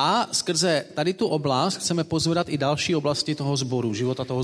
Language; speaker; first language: Czech; native; Czech